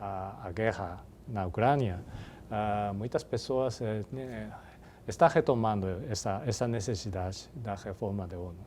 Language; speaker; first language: Portuguese; non-native, fluent; Japanese